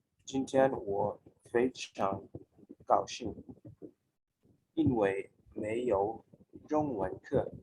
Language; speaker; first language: Chinese; non-native, learner; English